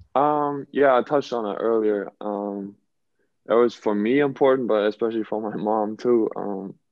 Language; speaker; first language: English; non-native, fluent; German